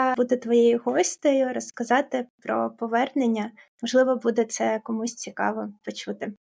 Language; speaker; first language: Ukrainian; non-native, local second language; Russian